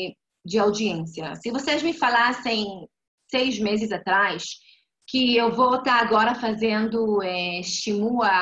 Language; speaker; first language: Portuguese; non-native, fluent; Hebrew